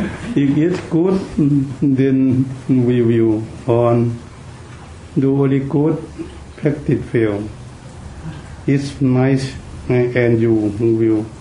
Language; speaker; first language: English; non-native, learner; Thai